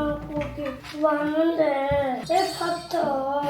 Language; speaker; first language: Korean; early bilingual, heritage; German